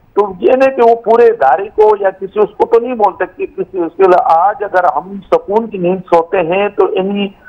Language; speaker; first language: Urdu; non-native, local second language; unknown